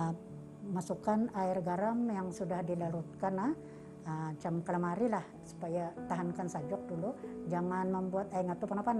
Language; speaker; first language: Malay; native; Malay